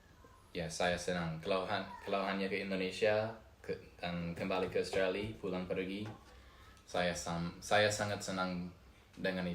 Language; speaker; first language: Indonesian; non-native, fluent; English